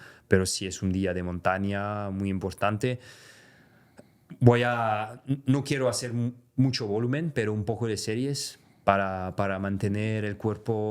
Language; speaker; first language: Spanish; non-native, fluent; French